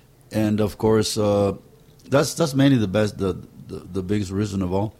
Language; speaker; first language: English; early bilingual, other home language; Spanish